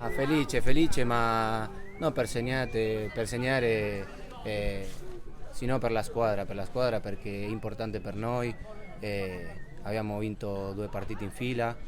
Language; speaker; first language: Italian; non-native, fluent; Spanish